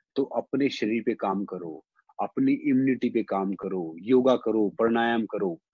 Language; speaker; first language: Hindi; native; Hindi